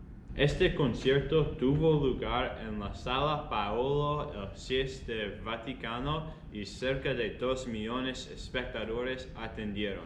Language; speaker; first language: Spanish; non-native, learner; English